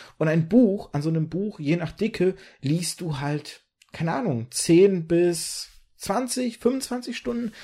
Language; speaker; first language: German; early bilingual, other home language; Russian